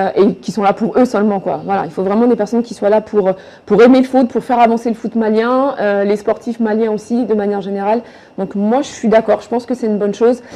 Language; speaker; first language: French; early bilingual, other home language; Bambara